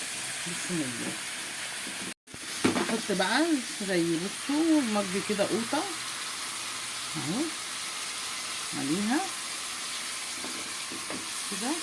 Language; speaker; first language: Arabic; native; Arabic